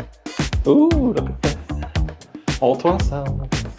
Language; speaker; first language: English; native; English